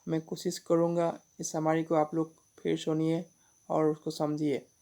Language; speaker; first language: Hindi; non-native, local second language; Assamese